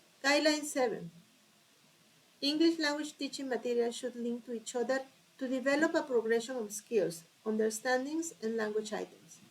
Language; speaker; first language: English; non-native, fluent; Spanish